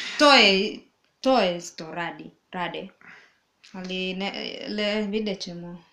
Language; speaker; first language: Serbian; native; Serbian